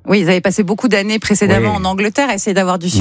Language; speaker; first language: French; native; French